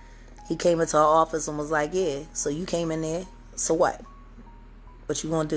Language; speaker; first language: English; native; English